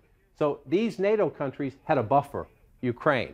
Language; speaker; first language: English; native; English